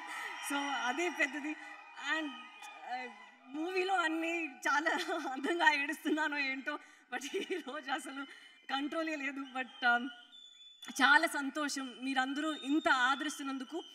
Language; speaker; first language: Telugu; non-native, fluent; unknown